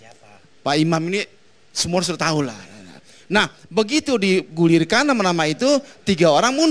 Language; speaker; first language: Indonesian; native; Indonesian